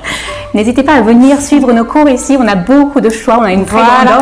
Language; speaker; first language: French; native; French